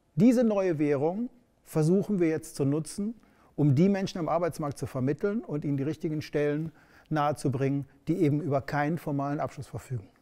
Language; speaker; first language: German; native; German